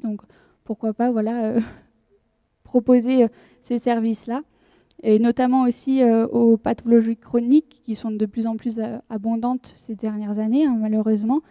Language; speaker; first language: French; native; French